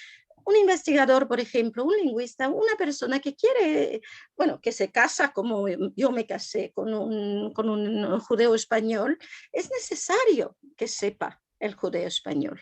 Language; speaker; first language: Spanish; non-native, fluent; French